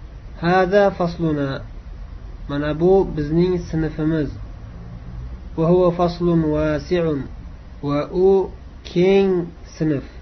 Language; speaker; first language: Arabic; non-native, fluent; Uzbek